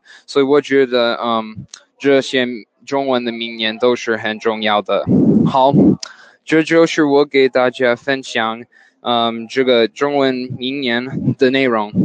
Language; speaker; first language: Chinese; non-native, learner; English